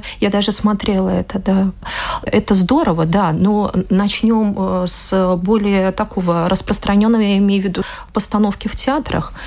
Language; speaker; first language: Russian; native; Russian